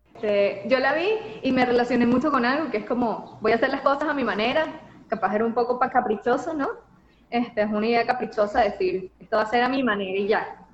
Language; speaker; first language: Spanish; native; Spanish